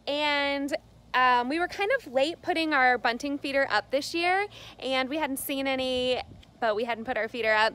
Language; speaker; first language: English; native; English